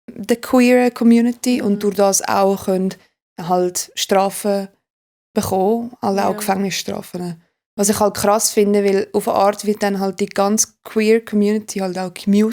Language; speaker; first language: German; native; German